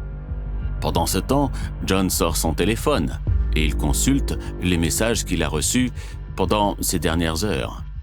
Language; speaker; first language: French; native; French